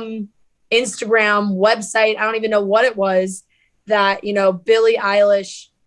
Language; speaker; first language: English; native; English